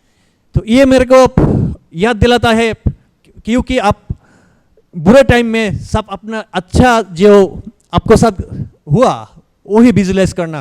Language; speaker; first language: Hindi; non-native, learner; Bangla